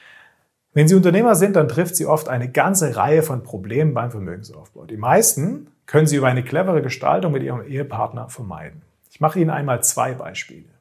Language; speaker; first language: German; native; German